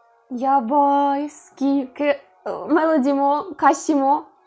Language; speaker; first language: Japanese; non-native, fluent; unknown